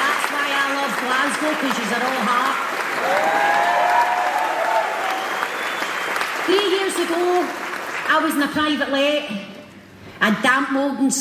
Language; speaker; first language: English; native; English